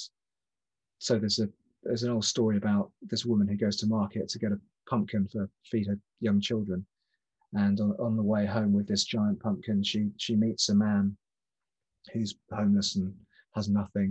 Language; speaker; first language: English; native; English